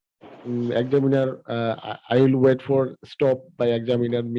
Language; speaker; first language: English; non-native, learner; Bangla